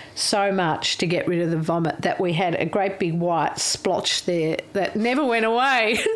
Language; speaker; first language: English; native; English